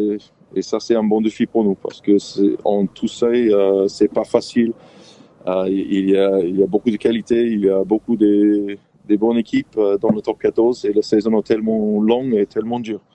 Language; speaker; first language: French; non-native, fluent; English